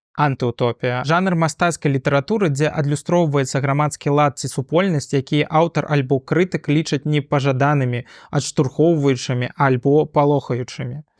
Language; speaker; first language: Belarusian; non-native, local second language; Russian